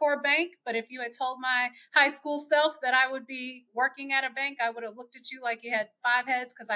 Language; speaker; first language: English; native; English